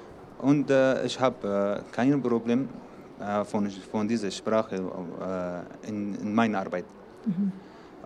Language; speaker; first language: German; non-native, learner; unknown